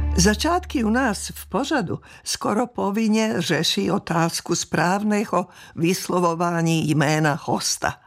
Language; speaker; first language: Czech; non-native, fluent; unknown